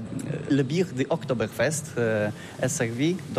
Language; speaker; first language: French; non-native, learner; Polish